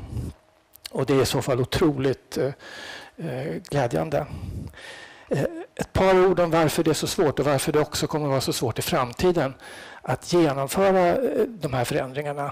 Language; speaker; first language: Swedish; native; Swedish